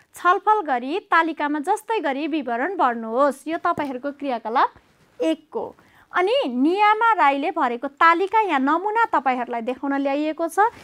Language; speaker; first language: Nepali; native; Nepali